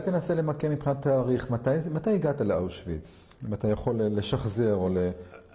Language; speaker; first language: Hebrew; native; Hebrew